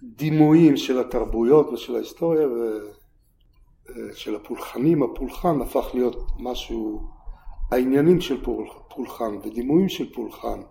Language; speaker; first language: Hebrew; native; Hebrew